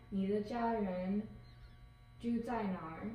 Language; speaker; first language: Chinese; non-native, learner; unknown